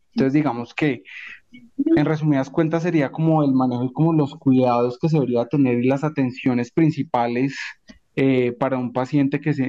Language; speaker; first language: Spanish; native; Spanish